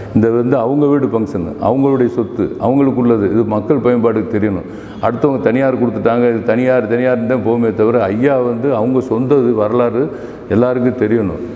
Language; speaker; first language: Tamil; native; Tamil